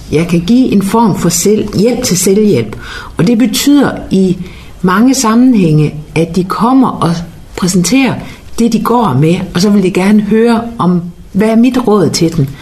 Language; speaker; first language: Danish; native; Danish